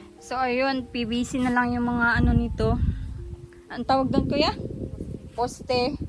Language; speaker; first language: Filipino; native; Filipino